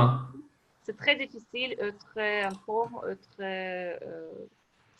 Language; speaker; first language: French; non-native, learner; Russian